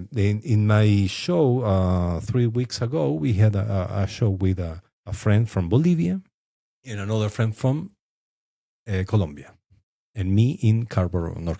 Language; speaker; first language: English; non-native, fluent; Spanish